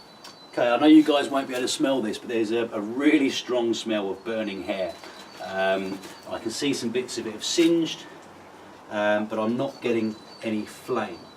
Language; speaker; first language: English; native; English